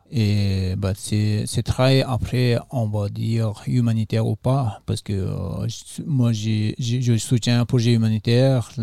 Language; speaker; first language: French; non-native, fluent; Nepali